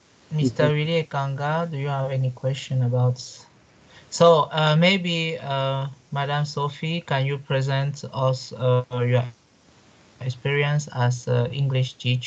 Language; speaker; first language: English; non-native, local second language; French